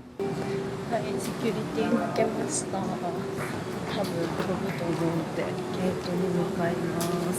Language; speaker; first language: Japanese; native; Japanese